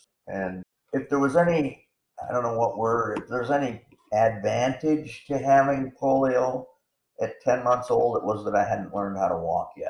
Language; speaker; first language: English; native; English